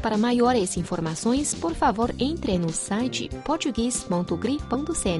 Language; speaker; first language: Portuguese; non-native, fluent; Chinese